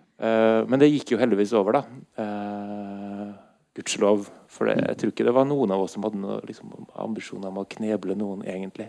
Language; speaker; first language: Norwegian; native; Norwegian